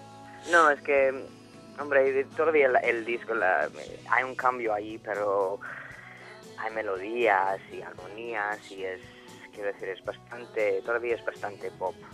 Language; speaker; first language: Spanish; non-native, fluent; English